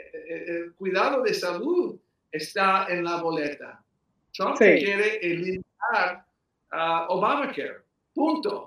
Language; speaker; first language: Spanish; early bilingual, heritage; English